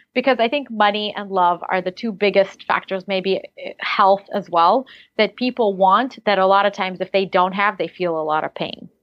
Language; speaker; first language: English; early bilingual, other home language; Russian